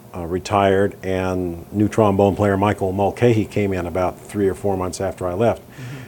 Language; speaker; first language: English; native; English